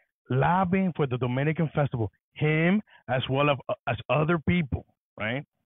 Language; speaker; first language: English; early bilingual, other home language; Spanish